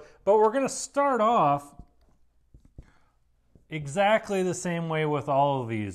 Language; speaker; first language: English; native; English